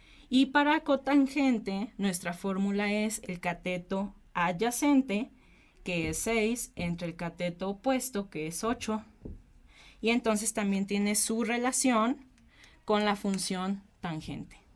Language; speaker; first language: Spanish; native; Spanish